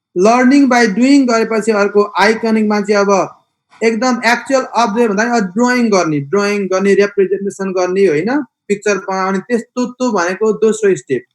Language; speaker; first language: Nepali; native; Nepali